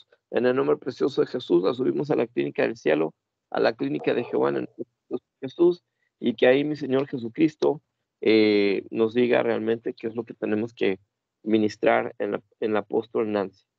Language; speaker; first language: Spanish; native; Spanish